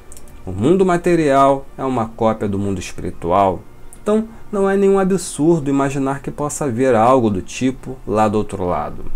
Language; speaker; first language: Portuguese; native; Portuguese